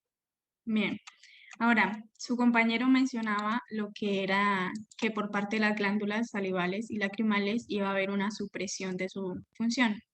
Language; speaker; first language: Spanish; native; Spanish